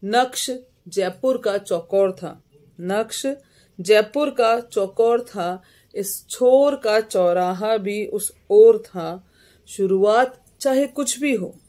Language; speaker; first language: Hindi; native; Hindi